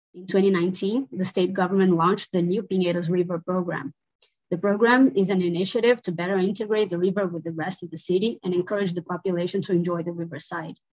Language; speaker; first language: English; non-native, fluent; Portuguese